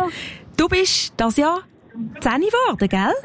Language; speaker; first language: German; native; German